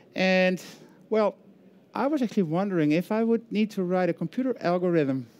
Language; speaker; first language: English; non-native, fluent; Dutch